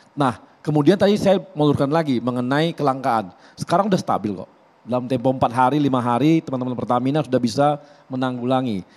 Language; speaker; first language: Indonesian; native; Indonesian